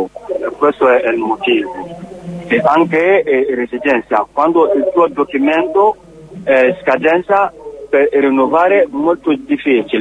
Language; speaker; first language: Italian; non-native, learner; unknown